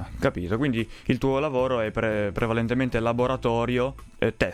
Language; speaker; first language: Italian; native; Italian